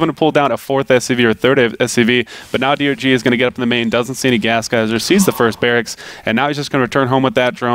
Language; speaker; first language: English; native; English